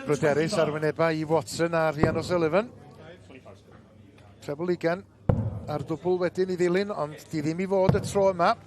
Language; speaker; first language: Welsh; native; Welsh